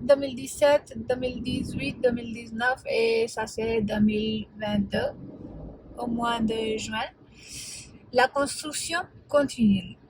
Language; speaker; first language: French; non-native, fluent; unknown